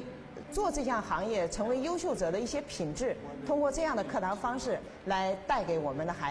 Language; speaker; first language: Chinese; native; Chinese